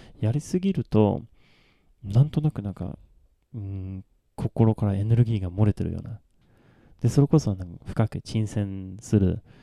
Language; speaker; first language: Japanese; non-native, fluent; Swedish